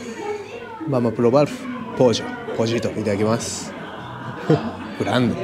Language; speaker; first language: Spanish; non-native, learner; Japanese